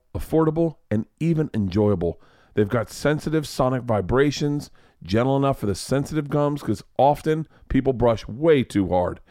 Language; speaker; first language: English; native; English